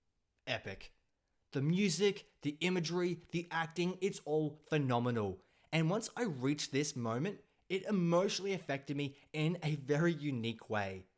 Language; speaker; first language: English; native; English